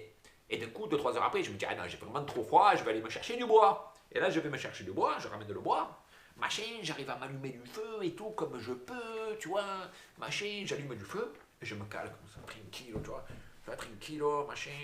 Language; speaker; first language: French; native; French